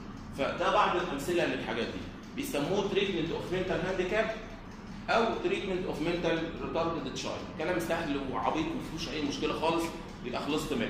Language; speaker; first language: Arabic; native; Arabic